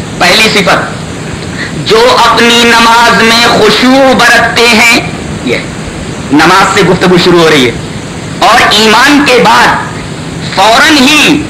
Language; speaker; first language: Urdu; native; Urdu